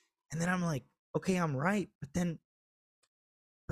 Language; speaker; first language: English; early bilingual, other home language; Spanish